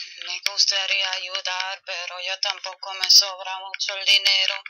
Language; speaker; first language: Spanish; non-native, fluent; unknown